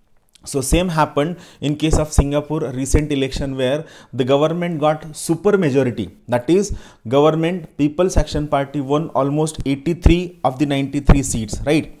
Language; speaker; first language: English; non-native, local second language; Marathi